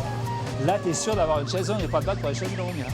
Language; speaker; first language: French; native; French